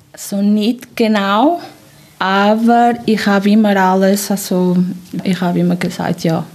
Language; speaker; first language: German; non-native, fluent; Portuguese